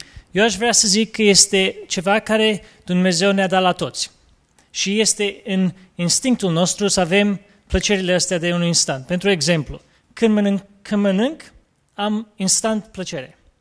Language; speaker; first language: Romanian; early bilingual, heritage; Romanian